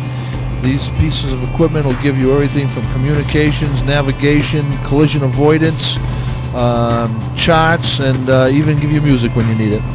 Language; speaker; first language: English; native; English